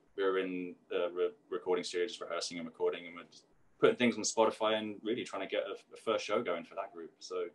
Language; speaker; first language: English; native; English